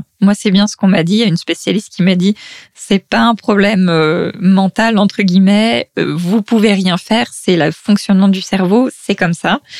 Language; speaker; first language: French; native; French